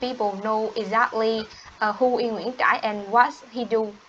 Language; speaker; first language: English; non-native, learner; Vietnamese